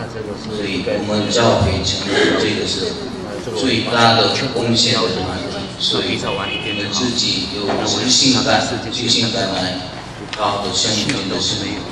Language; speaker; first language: Chinese; non-native, learner; Korean